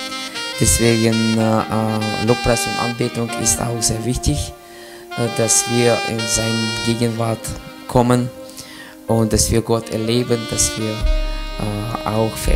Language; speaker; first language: German; non-native, fluent; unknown